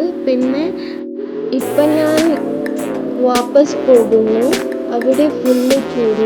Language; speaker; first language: Malayalam; non-native, learner; Kannada